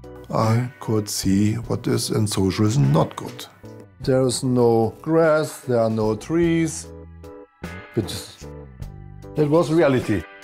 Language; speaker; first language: English; non-native, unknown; German